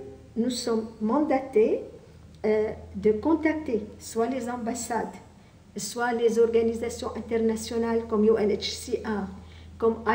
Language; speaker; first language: French; non-native, local second language; Arabic